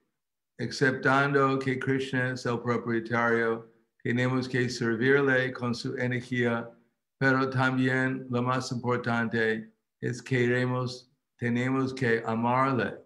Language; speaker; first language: Spanish; non-native, fluent; English